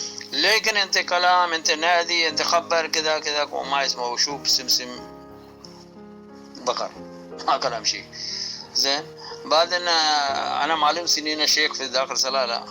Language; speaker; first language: Arabic; non-native, learner; Urdu